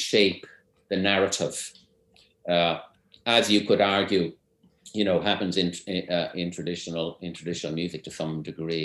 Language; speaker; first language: English; native; English